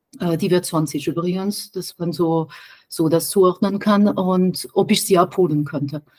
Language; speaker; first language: German; non-native, fluent; French